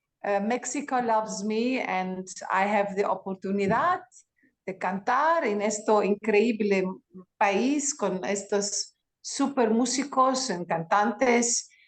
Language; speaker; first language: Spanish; non-native, learner; Greek